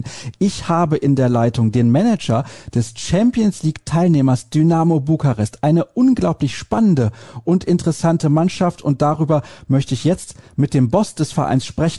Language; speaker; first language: German; native; German